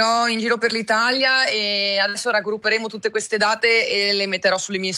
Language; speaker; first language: Italian; native; Italian